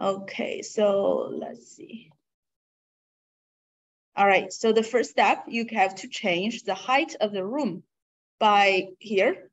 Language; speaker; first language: English; non-native, fluent; Chinese